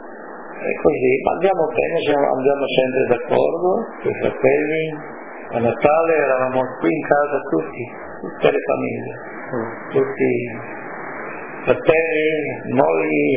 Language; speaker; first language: Italian; native; Italian